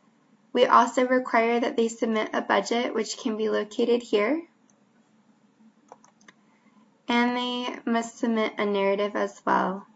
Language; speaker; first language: English; native; English